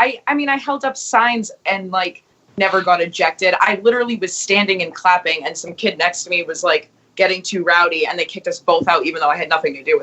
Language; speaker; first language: English; native; English